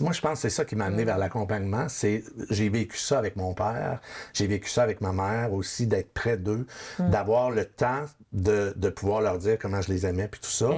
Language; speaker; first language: French; native; French